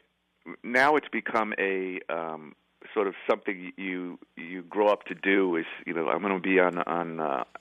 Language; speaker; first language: English; native; English